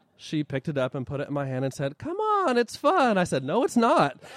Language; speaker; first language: English; native; English